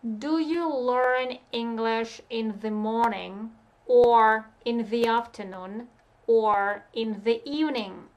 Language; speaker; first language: English; non-native, fluent; Russian